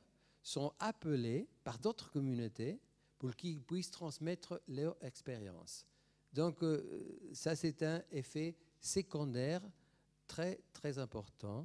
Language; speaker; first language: French; non-native, fluent; Spanish